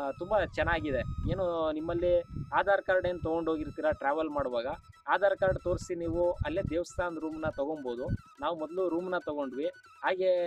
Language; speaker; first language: Kannada; native; Kannada